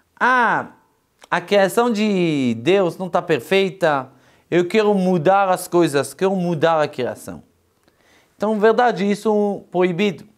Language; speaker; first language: Portuguese; non-native, fluent; Hebrew